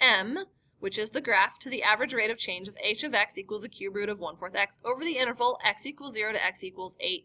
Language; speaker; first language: English; native; English